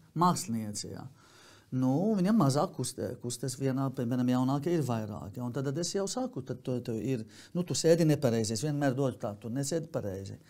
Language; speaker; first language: Latvian; non-native, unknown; Arabic